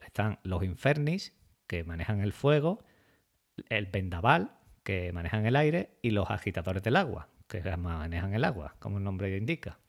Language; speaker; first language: Spanish; native; Spanish